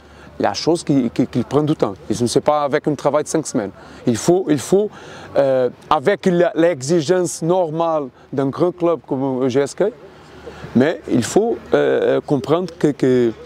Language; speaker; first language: French; non-native, fluent; Portuguese